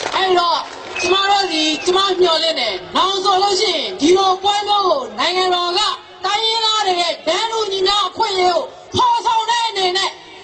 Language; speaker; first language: Burmese; non-native, local second language; S'gaw Karen